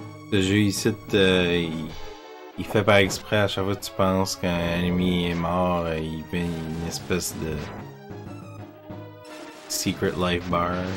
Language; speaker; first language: French; native; French